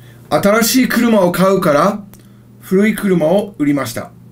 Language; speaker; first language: Japanese; non-native, fluent; English